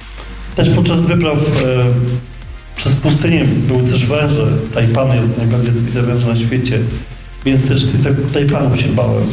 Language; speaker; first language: Polish; native; Polish